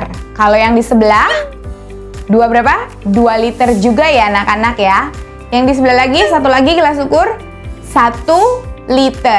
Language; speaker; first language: Indonesian; native; Indonesian